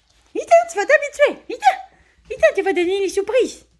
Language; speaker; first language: French; native; French